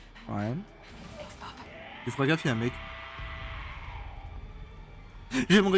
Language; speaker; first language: French; native; French